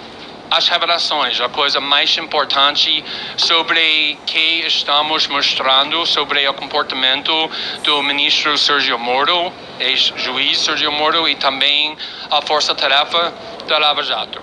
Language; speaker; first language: Portuguese; non-native, fluent; English